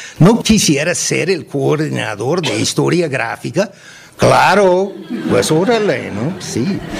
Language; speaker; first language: Spanish; non-native, fluent; English